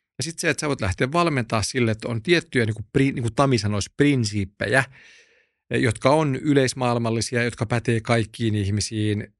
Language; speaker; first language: Finnish; non-native, local second language; Swedish